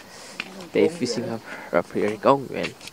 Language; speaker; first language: English; non-native, learner; Indonesian